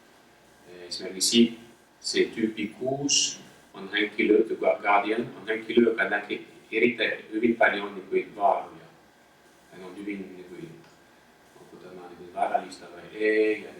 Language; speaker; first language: Finnish; non-native, fluent; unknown